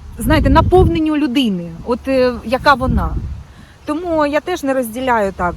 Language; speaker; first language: Ukrainian; non-native, local second language; Russian